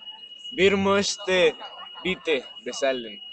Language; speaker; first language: German; non-native, learner; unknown